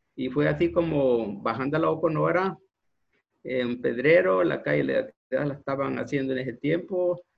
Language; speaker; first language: Spanish; native; Spanish